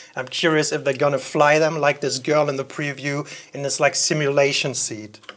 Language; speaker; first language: English; non-native, fluent; German